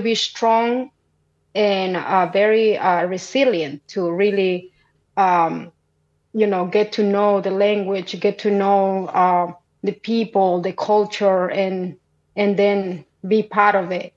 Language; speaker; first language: English; non-native, fluent; Quechua